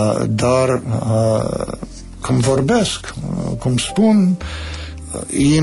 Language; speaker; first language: Romanian; non-native, learner; English